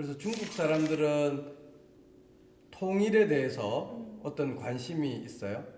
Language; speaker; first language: Korean; native; Korean